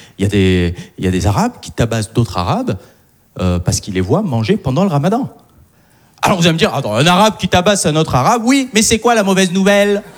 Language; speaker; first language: French; early bilingual, other home language; Arabic